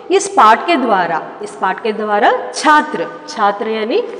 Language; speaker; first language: Hindi; non-native, local second language; Kannada